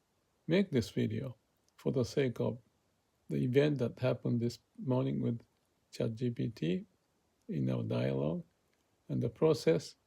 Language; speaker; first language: English; non-native, fluent; Japanese